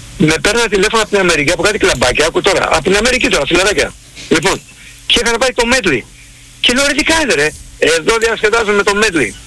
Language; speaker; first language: Greek; early bilingual, heritage; Greek